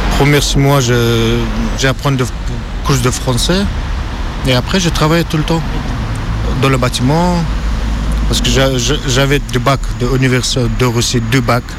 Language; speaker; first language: French; non-native, learner; Russian